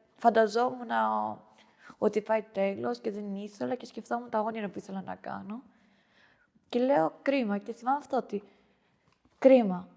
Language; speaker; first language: Greek; early bilingual, other home language; Albanian